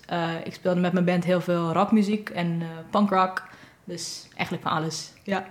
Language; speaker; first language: Dutch; non-native, local second language; Papiamento